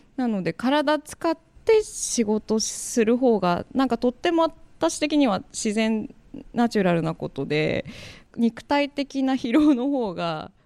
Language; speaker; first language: Japanese; native; Japanese